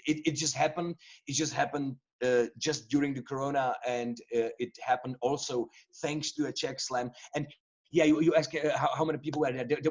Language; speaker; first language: English; non-native, fluent; Czech